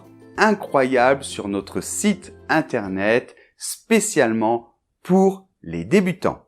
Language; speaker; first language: French; native; French